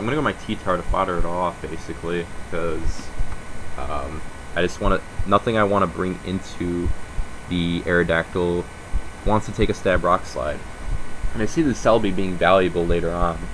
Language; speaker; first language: English; native; English